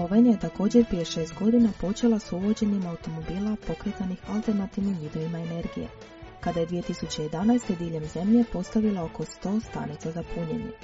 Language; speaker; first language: Croatian; native; Croatian